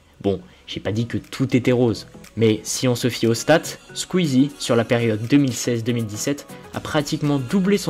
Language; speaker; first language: French; native; French